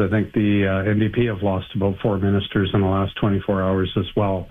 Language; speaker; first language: English; native; English